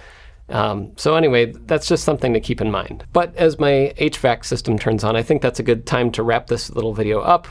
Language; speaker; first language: English; native; English